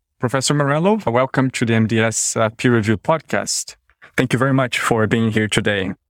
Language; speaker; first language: English; non-native, fluent; Portuguese